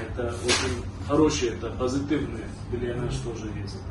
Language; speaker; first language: Russian; non-native, learner; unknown